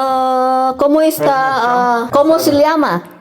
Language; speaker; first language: Spanish; non-native, learner; Filipino